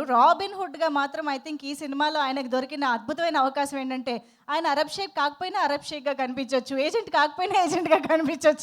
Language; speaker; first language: Telugu; native; Telugu